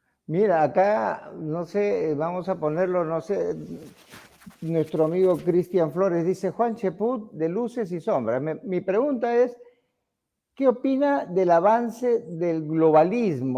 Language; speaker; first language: Spanish; native; Spanish